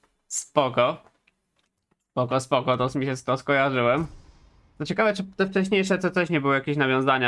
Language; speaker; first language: Polish; native; Polish